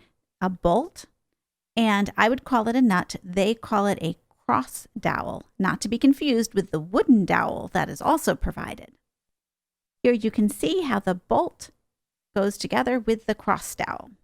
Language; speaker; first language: English; native; English